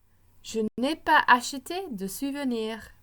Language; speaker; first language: French; non-native, fluent; English